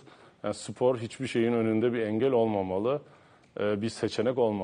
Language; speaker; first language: Turkish; native; Turkish